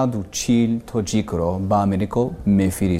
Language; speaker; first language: Persian; non-native, learner; English